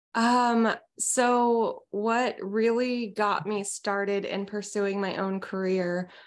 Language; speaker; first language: English; native; English